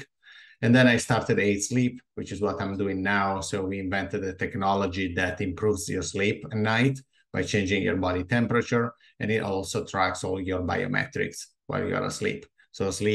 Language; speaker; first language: English; non-native, fluent; Italian